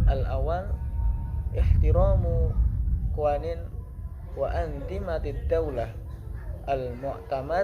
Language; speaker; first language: Arabic; non-native, learner; Indonesian